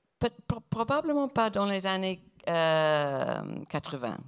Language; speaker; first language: French; non-native, fluent; English